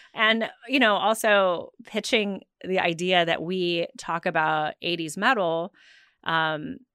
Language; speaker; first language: English; native; English